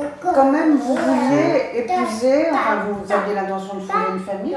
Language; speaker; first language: French; native; French